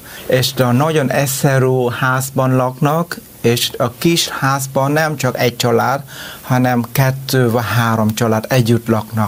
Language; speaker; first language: Hungarian; non-native, learner; Vietnamese